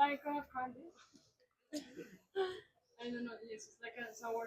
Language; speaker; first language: English; non-native, fluent; Spanish